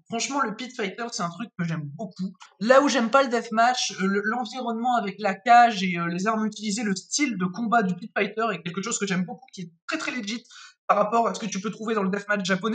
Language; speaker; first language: French; native; French